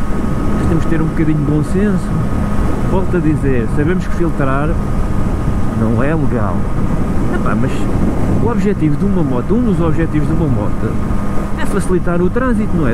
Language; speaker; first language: Portuguese; native; Portuguese